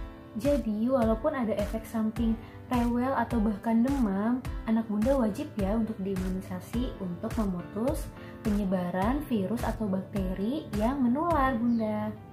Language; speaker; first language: Indonesian; native; Indonesian